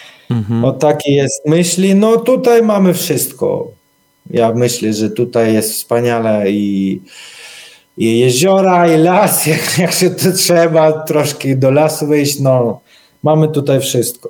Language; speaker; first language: Polish; non-native, learner; Ukrainian